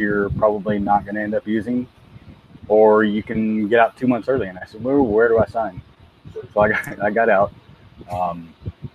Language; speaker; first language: English; native; English